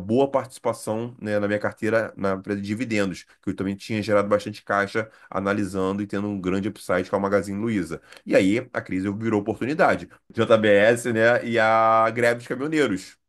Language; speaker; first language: Portuguese; native; Portuguese